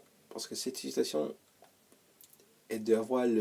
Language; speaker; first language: French; non-native, learner; English